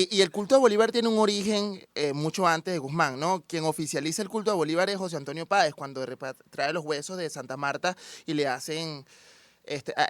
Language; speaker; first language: Spanish; native; Spanish